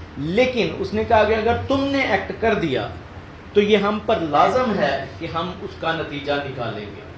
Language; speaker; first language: Urdu; native; Urdu